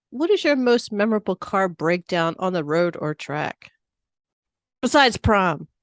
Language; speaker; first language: English; native; English